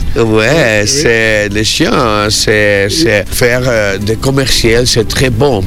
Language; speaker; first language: French; non-native, learner; Spanish